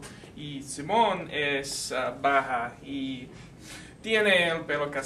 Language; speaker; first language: Spanish; non-native, learner; English